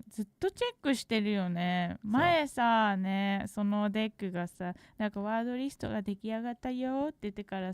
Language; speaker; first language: Japanese; native; Japanese